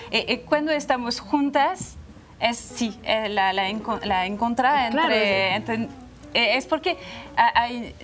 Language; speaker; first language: Spanish; non-native, learner; French